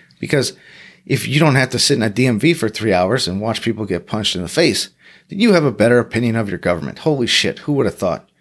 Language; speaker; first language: English; native; English